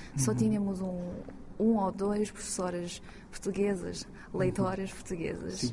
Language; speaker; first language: Portuguese; non-native, fluent; Chinese